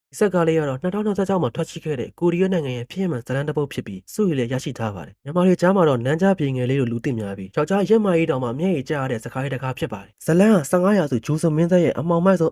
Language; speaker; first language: Burmese; native; Burmese